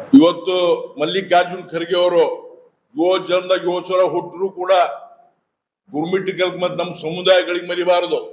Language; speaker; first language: Kannada; non-native, local second language; Lambadi